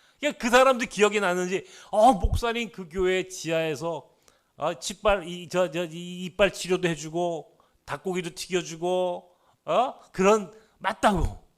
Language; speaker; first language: Korean; native; Korean